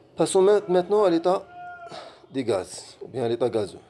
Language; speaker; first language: French; non-native, local second language; Arabic